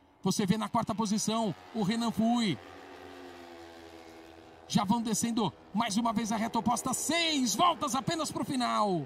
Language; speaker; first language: Portuguese; native; Portuguese